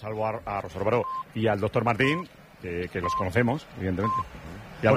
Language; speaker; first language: Spanish; native; Spanish